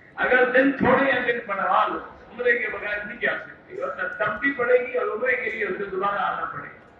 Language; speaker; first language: Urdu; native; Urdu